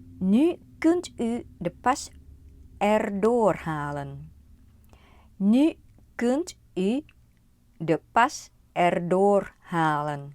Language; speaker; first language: Dutch; non-native, learner; Thai